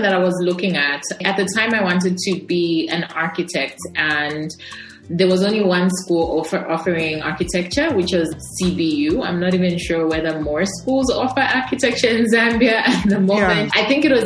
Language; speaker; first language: English; non-native, local second language; Bemba